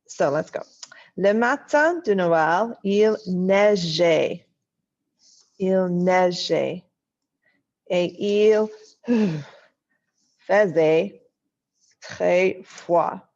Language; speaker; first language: French; non-native, fluent; English